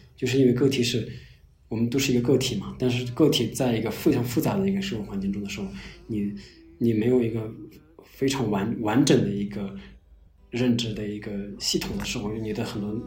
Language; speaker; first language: Chinese; non-native, local second language; Tibetan